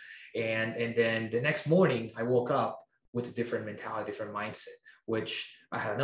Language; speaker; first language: English; non-native, fluent; Spanish